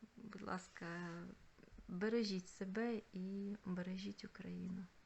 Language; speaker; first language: Ukrainian; non-native, local second language; Russian